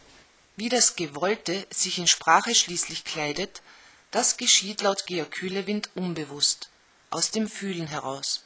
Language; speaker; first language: German; native; German